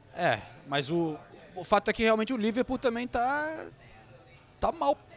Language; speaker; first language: Portuguese; native; Portuguese